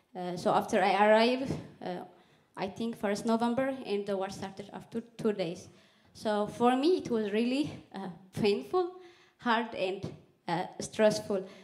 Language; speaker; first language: English; non-native, fluent; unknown